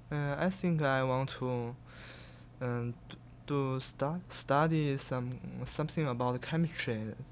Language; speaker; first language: English; non-native, learner; Chinese